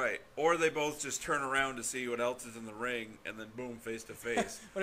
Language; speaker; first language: English; native; English